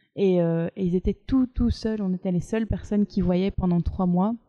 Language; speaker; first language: French; native; French